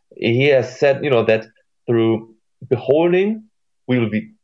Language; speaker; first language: English; non-native, fluent; German